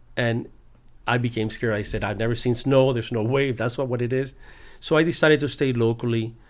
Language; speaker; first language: English; early bilingual, other home language; Spanish